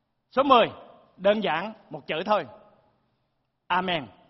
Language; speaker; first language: Vietnamese; early bilingual, heritage; Vietnamese